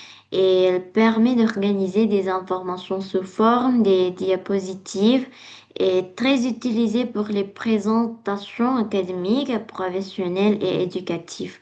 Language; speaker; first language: French; non-native, learner; Indonesian